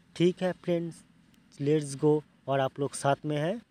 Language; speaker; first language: Hindi; non-native, local second language; Bangla